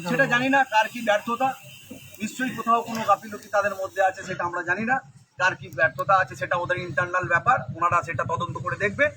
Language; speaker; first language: Bangla; non-native, local second language; Santali